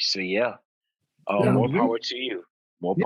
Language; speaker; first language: English; native; English